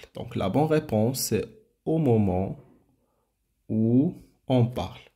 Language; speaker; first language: French; non-native, local second language; Arabic